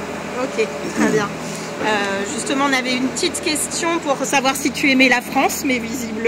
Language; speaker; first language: French; native; French